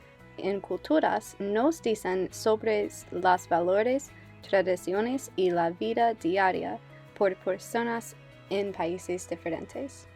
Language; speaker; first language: Spanish; non-native, learner; English